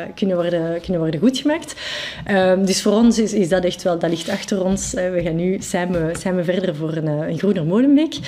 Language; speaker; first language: Dutch; non-native, fluent; French